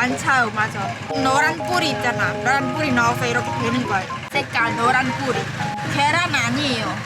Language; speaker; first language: Korean; non-native, fluent; Khmer